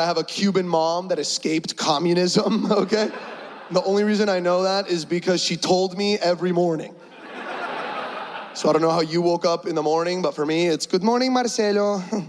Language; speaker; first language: English; early bilingual, other home language; Spanish